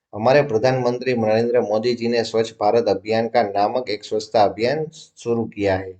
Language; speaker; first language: Hindi; non-native, local second language; Gujarati